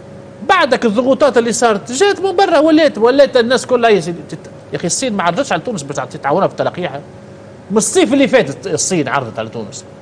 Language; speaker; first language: Arabic; native; Arabic